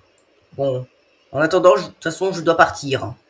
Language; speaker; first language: French; native; French